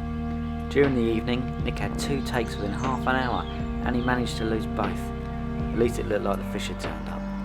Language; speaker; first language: English; native; English